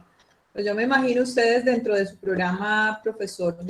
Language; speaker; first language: Spanish; native; Spanish